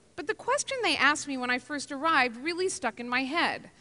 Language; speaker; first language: English; native; English